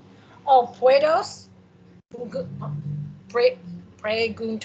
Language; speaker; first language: Spanish; non-native, learner; English